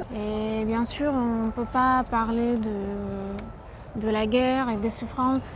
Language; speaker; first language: French; non-native, fluent; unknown